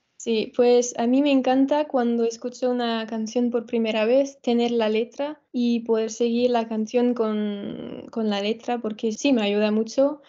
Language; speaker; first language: Spanish; non-native, fluent; French